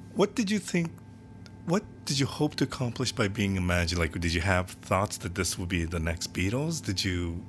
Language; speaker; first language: English; native; English